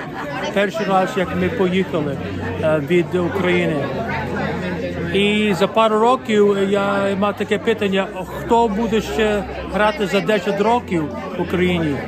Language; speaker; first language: Ukrainian; early bilingual, heritage; Ukrainian